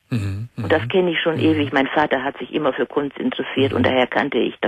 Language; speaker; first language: German; native; German